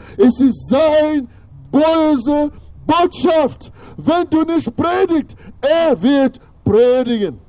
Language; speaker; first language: German; non-native, fluent; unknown